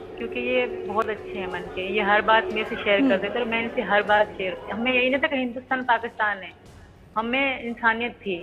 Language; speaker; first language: Urdu; non-native, local second language; Sindhi